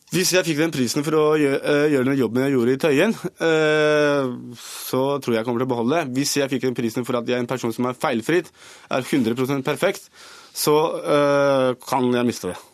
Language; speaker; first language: Norwegian; early bilingual, other home language; Urdu